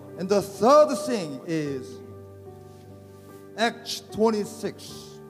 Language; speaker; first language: English; non-native, fluent; Korean